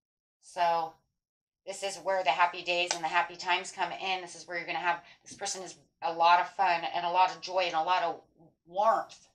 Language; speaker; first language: English; native; English